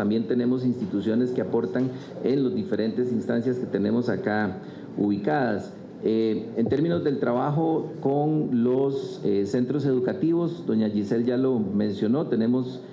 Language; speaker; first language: Spanish; native; Spanish